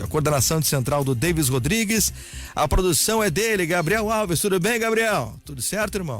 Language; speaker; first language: Portuguese; native; Portuguese